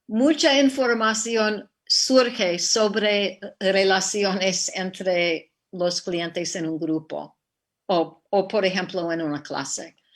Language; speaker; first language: Spanish; non-native, fluent; English